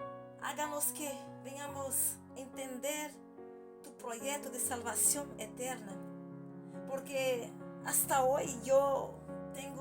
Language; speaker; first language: Spanish; non-native, learner; Portuguese